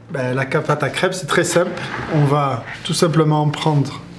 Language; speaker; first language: French; native; French